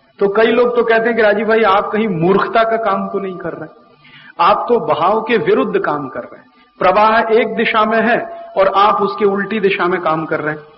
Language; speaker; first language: Hindi; native; Hindi